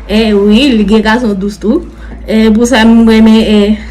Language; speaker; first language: Haitian Creole; non-native, learner; Spanish